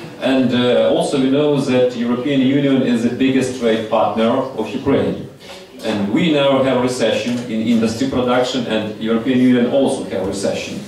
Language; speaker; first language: English; non-native, fluent; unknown